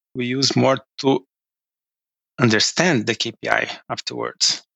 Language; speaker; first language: English; non-native, fluent; Portuguese